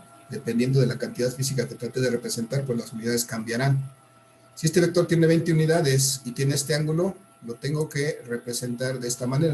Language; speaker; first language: Spanish; native; Spanish